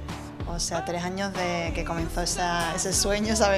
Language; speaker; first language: Spanish; native; Spanish